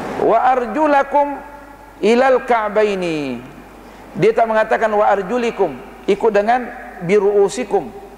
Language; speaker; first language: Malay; non-native, fluent; Arabic